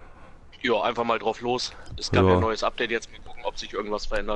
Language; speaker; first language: German; native; German